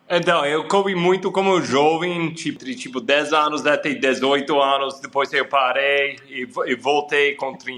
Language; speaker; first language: Portuguese; non-native, fluent; English